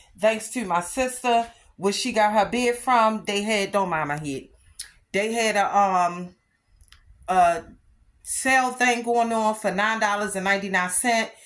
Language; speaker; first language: English; native; English